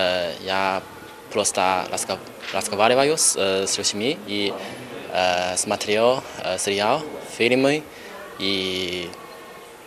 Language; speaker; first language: Russian; non-native, learner; Chinese